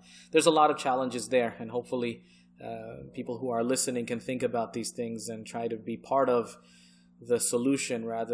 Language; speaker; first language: English; early bilingual, other home language; Bangla